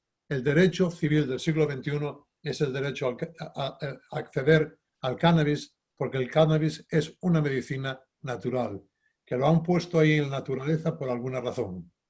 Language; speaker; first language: Spanish; native; Spanish